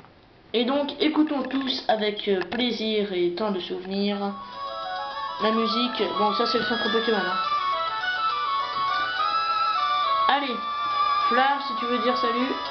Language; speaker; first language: French; native; French